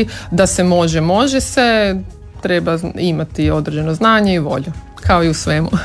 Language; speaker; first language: Serbian; native; Serbian